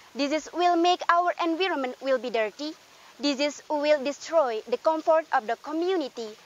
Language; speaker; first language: English; non-native, learner; Indonesian